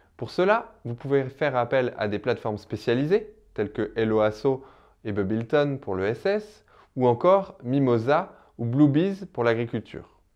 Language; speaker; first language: French; native; French